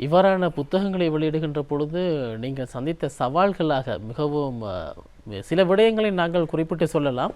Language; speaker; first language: Tamil; native; Tamil